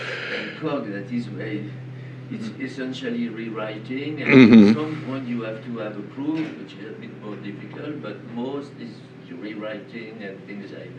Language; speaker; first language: English; non-native, fluent; French